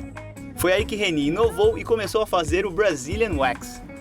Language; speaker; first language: Portuguese; native; Portuguese